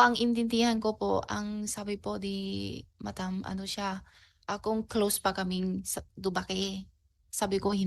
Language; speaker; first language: Filipino; non-native, learner; Chinese